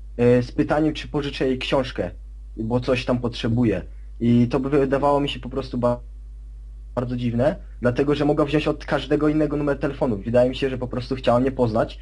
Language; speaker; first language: Polish; early bilingual, heritage; Polish